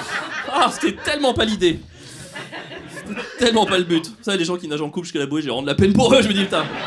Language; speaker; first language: French; native; French